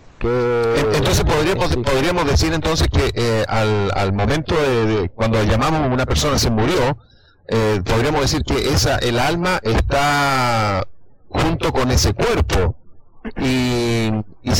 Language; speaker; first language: Spanish; native; Spanish